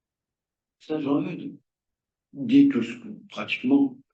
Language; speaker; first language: French; native; French